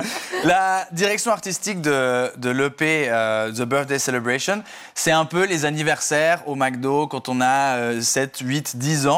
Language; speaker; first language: French; native; French